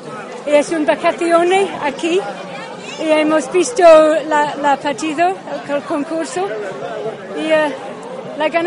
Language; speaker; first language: Spanish; non-native, learner; English